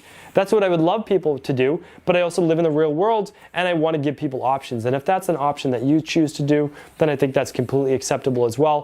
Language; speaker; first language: English; native; English